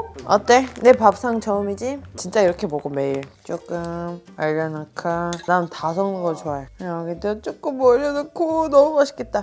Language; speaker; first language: Korean; non-native, fluent; Georgian